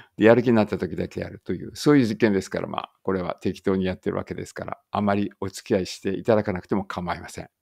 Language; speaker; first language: Japanese; native; Japanese